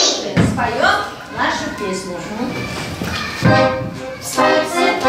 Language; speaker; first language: Russian; non-native, local second language; Kyrgyz